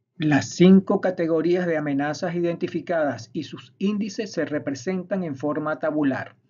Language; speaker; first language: Spanish; native; Spanish